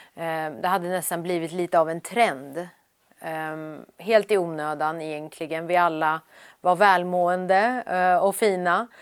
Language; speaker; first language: Swedish; early bilingual, other home language; Persian